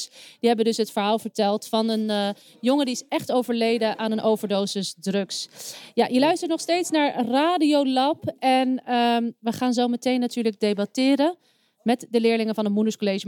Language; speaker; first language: Dutch; native; Dutch